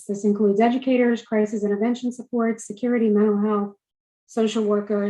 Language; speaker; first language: English; native; English